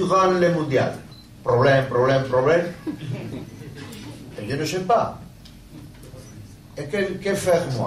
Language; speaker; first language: French; non-native, learner; Spanish